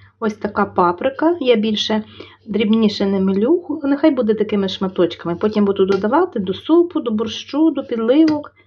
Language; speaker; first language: Ukrainian; native; Ukrainian